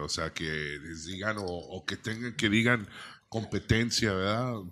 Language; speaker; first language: Spanish; early bilingual, heritage; Spanish